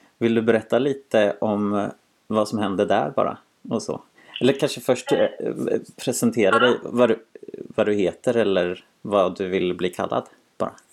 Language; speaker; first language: Swedish; native; Swedish